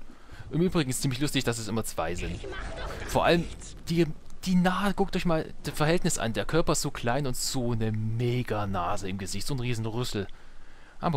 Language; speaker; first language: German; native; German